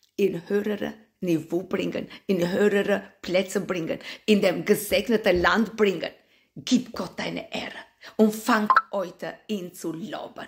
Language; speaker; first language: German; non-native, fluent; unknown